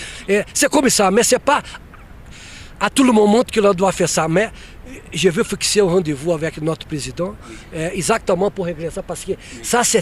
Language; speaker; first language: French; non-native, fluent; Portuguese